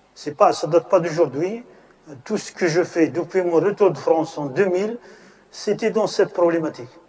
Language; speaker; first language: French; non-native, local second language; Arabic